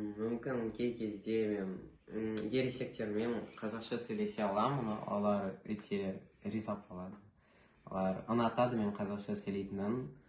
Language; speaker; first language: Kazakh; non-native, local second language; Russian